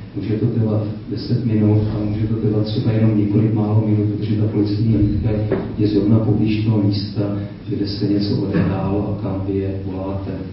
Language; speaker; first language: Czech; native; Czech